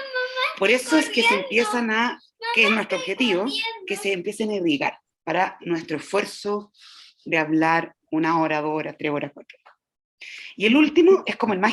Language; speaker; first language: Spanish; native; Spanish